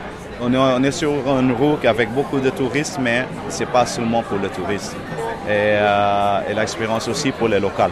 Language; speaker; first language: French; non-native, fluent; Portuguese